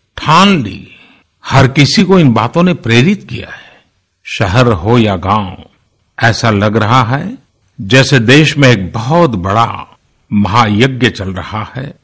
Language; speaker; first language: Hindi; non-native, local second language; Gujarati